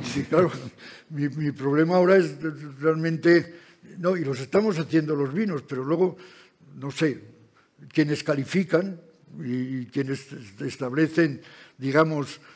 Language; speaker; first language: Spanish; native; Spanish